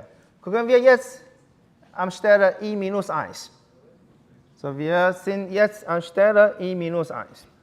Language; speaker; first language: German; non-native, learner; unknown